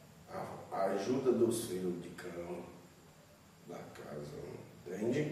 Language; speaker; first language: Portuguese; native; Portuguese